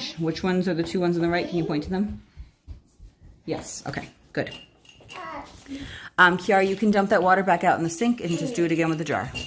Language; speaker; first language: English; native; English